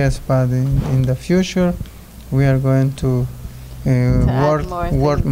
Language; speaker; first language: English; non-native, learner; Spanish